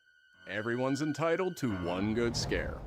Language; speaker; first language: English; native; English